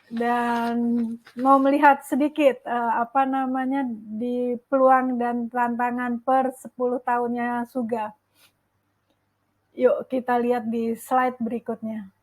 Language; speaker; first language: Indonesian; native; Indonesian